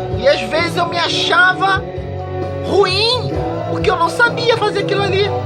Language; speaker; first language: Portuguese; early bilingual, other home language; Japanese